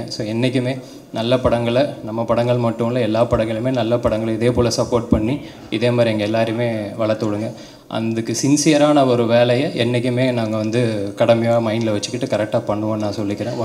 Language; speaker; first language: Tamil; native; Tamil